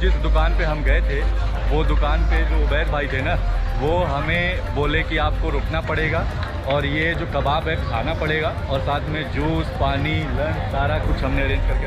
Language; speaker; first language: Hindi; native; Hindi